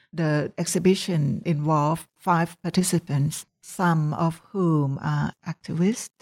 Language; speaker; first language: English; non-native, fluent; Thai